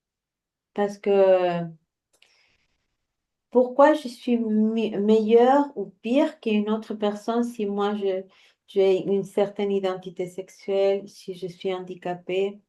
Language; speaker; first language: French; non-native, fluent; Spanish